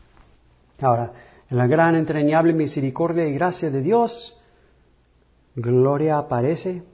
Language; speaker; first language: Spanish; early bilingual, heritage; English